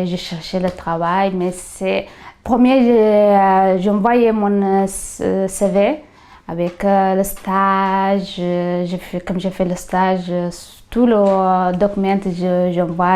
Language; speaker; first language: French; non-native, learner; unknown